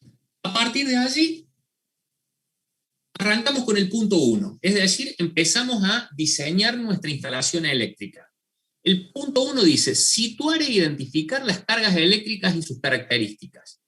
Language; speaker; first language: Spanish; native; Spanish